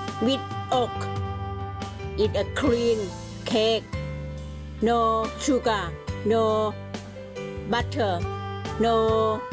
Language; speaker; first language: English; non-native, learner; Thai